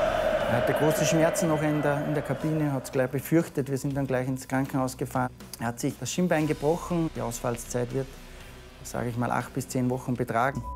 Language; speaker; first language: German; native; German